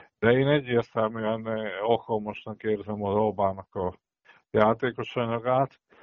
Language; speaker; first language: Hungarian; native; Hungarian